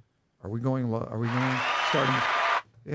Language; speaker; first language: English; native; English